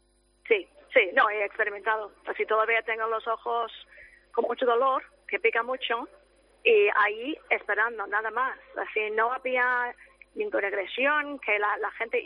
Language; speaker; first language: Spanish; non-native, fluent; English